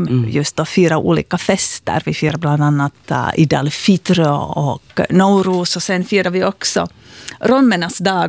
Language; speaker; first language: Swedish; native; Swedish